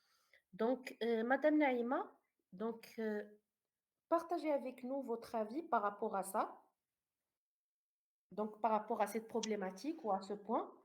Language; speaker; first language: French; non-native, fluent; Arabic